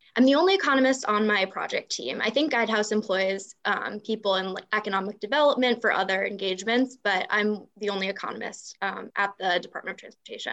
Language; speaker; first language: English; native; English